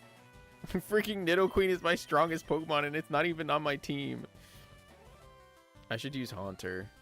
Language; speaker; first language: English; native; English